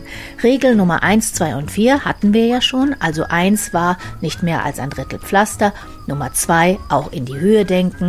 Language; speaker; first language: German; native; German